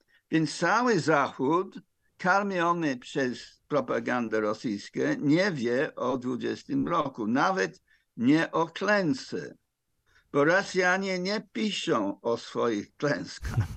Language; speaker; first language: Polish; non-native, fluent; English